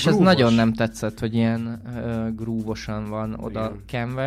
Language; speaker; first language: Hungarian; native; Hungarian